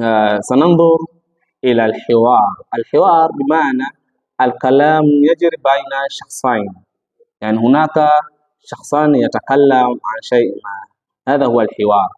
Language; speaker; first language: Arabic; non-native, fluent; Swahili